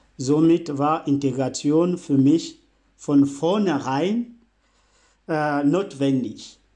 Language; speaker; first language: German; non-native, fluent; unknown